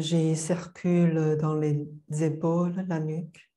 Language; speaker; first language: French; non-native, fluent; Chinese